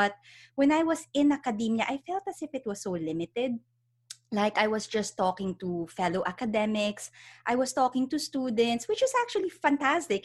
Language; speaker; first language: English; non-native, local second language; Filipino